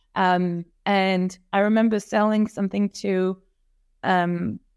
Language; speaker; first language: English; non-native, fluent; French